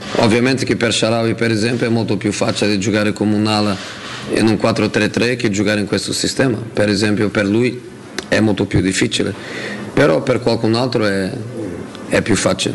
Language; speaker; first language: Italian; non-native, fluent; Portuguese